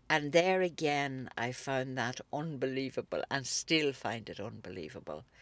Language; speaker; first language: English; native; English